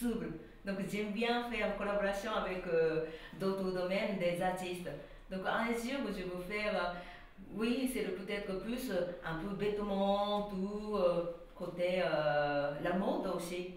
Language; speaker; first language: French; non-native, learner; Japanese